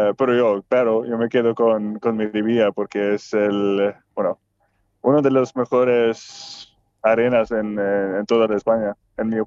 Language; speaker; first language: Spanish; non-native, fluent; Swedish